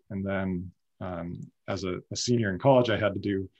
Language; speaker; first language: English; native; English